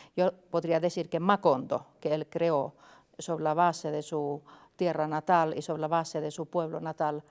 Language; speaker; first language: Spanish; non-native, fluent; Finnish